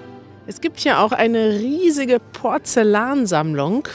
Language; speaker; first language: German; native; German